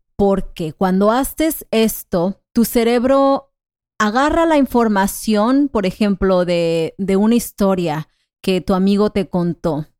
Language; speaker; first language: Spanish; non-native, fluent; English